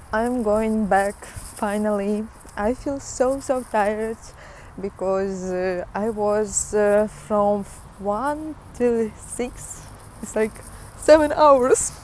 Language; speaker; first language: English; non-native, learner; Ukrainian